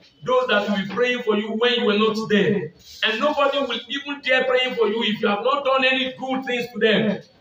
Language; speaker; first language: English; non-native, local second language; Yoruba